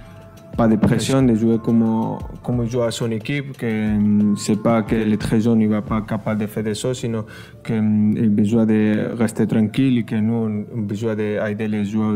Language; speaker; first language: French; non-native, fluent; Spanish